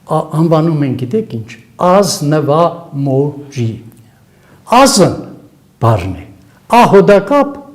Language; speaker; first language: Armenian; native; Armenian